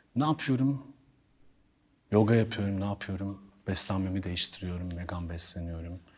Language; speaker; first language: Turkish; native; Turkish